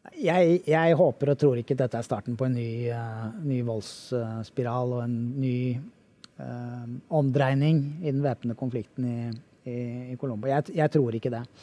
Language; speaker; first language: Norwegian; native; Norwegian